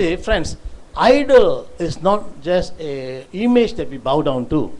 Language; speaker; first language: English; non-native, local second language; Tamil